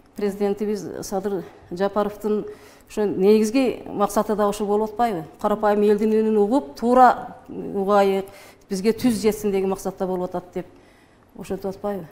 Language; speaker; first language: Kyrgyz; native; Kyrgyz